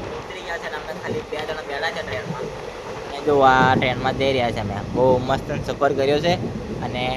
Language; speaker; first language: Gujarati; non-native, local second language; Rathawi